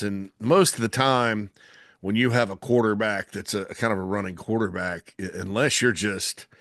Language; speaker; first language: English; native; English